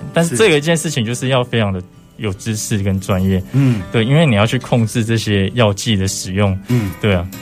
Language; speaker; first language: Chinese; native; Chinese